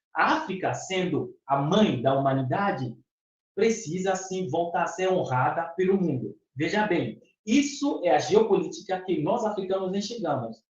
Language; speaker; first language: Portuguese; non-native, fluent; Fon